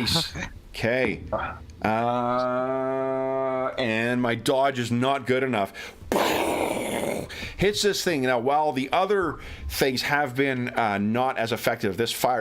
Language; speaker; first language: English; native; English